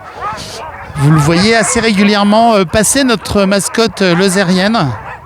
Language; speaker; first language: French; native; French